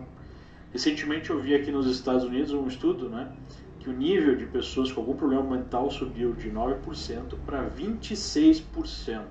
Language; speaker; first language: Portuguese; native; Portuguese